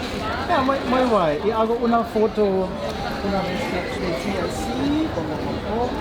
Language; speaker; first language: Spanish; non-native, learner; German